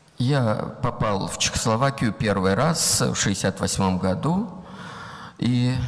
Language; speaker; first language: Russian; native; Russian